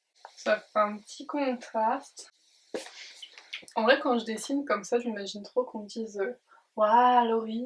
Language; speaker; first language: French; native; French